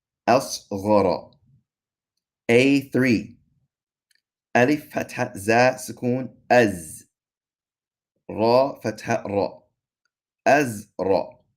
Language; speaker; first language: Arabic; non-native, fluent; English